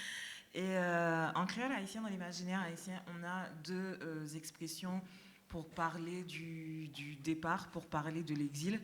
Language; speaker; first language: French; non-native, local second language; Haitian Creole